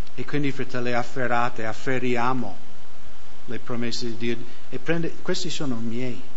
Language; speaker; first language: Italian; non-native, fluent; English